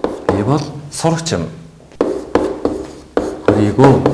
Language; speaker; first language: Korean; non-native, fluent; Mongolian